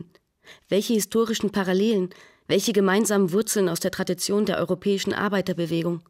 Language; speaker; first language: German; native; German